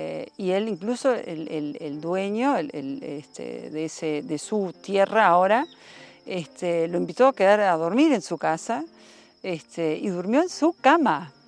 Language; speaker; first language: Spanish; early bilingual, other home language; German